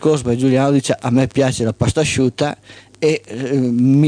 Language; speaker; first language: Italian; native; Italian